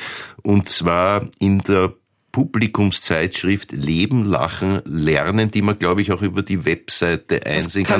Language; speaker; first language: German; native; German